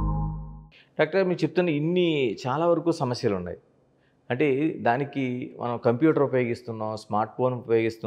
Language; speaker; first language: Telugu; native; Telugu